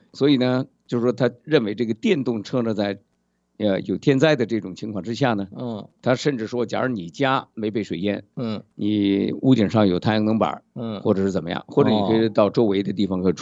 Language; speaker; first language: Chinese; native; Chinese